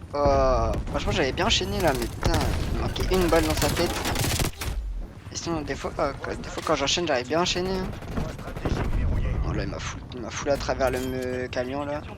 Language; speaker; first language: French; native; French